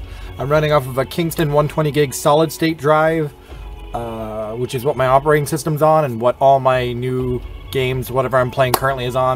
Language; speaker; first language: English; native; English